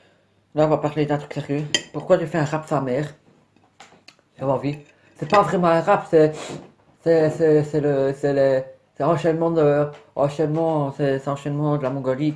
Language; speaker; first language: French; native; French